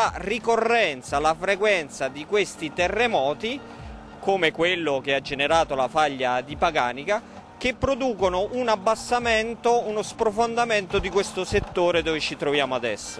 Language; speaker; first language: Italian; native; Italian